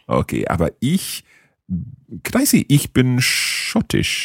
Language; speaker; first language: German; non-native, learner; English